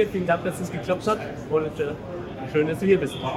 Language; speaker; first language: German; native; German